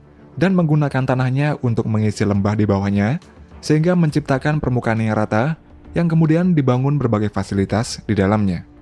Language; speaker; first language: Indonesian; native; Indonesian